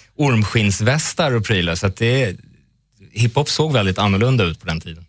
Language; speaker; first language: Swedish; native; Swedish